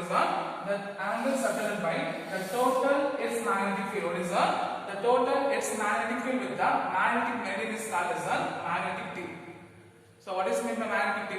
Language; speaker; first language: English; non-native, local second language; Tamil